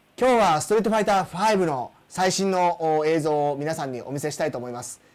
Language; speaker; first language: Japanese; native; Japanese